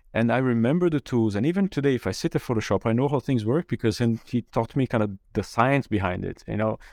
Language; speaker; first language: English; non-native, fluent; Portuguese